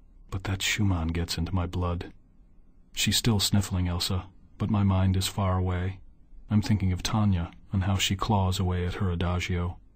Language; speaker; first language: English; native; English